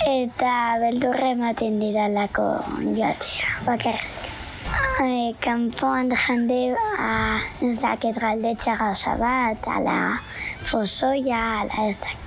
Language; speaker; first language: Basque; non-native, local second language; Spanish